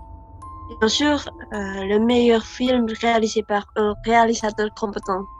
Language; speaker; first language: French; non-native, learner; Indonesian